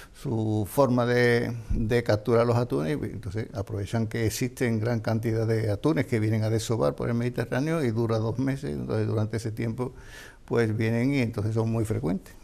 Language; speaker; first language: Spanish; native; Spanish